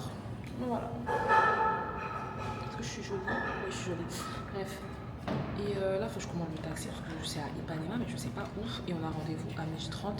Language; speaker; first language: French; native; French